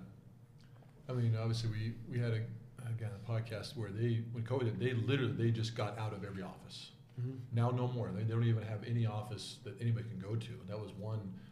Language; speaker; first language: English; native; English